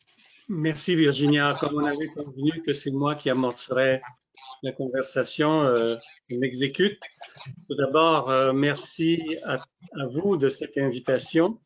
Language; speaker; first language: French; native; French